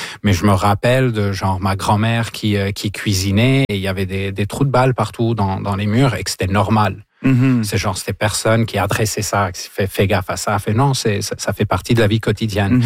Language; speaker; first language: French; non-native, local second language; Arabic